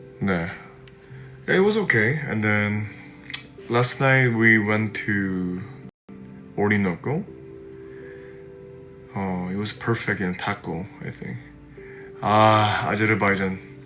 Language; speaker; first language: English; non-native, fluent; Korean